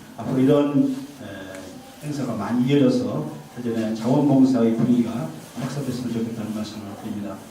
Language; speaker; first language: Korean; native; Korean